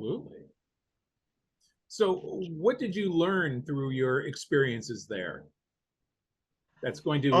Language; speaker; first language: English; native; English